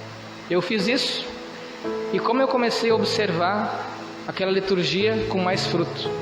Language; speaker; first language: Portuguese; native; Portuguese